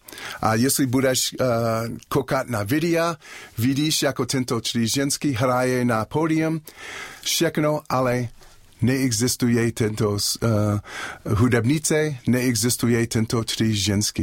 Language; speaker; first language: Czech; non-native, learner; English